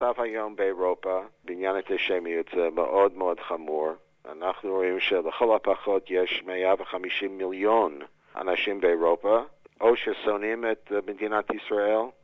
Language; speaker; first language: Hebrew; non-native, fluent; English